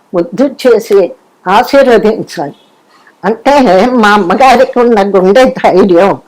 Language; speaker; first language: Telugu; non-native, local second language; Kannada